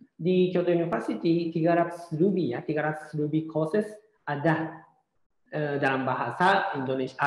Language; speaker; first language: Indonesian; non-native, fluent; Japanese